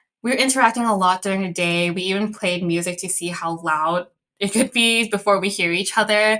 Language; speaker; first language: English; early bilingual, other home language; Cantonese